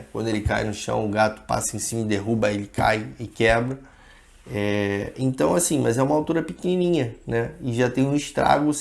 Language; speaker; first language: Portuguese; native; Portuguese